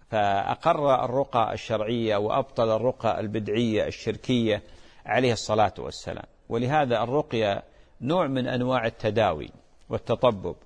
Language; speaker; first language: Arabic; native; Arabic